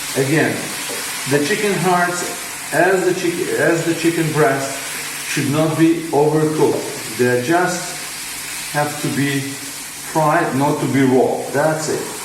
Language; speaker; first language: English; non-native, fluent; Hebrew